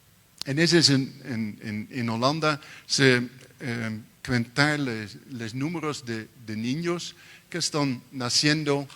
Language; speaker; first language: Spanish; non-native, learner; Dutch